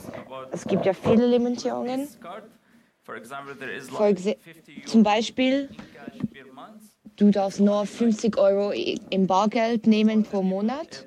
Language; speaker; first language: German; non-native, learner; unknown